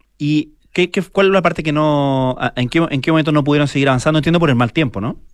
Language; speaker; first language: Spanish; native; Spanish